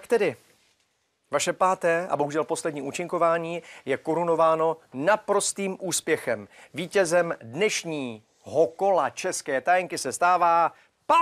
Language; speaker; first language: Czech; native; Czech